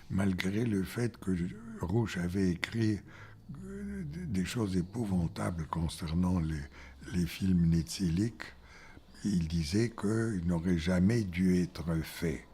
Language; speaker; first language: French; non-native, fluent; Bulgarian